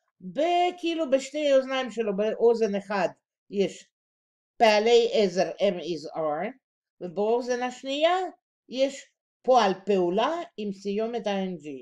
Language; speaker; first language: Hebrew; non-native, fluent; Russian